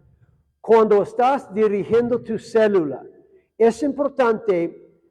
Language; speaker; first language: Spanish; non-native, fluent; English